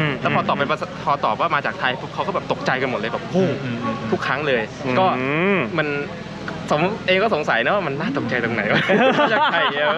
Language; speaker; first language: Thai; native; Thai